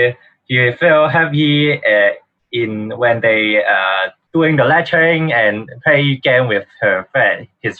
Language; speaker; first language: English; non-native, learner; Cantonese